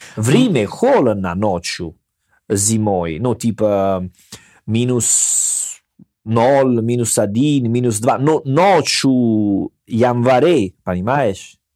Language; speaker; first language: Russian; non-native, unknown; Italian